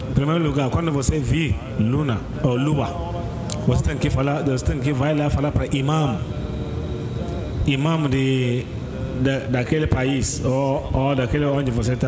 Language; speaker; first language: Portuguese; non-native, learner; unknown